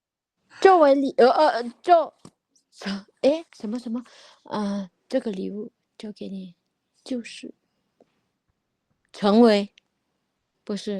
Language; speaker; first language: Chinese; non-native, fluent; Lao